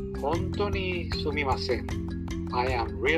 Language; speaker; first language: Japanese; non-native, learner; English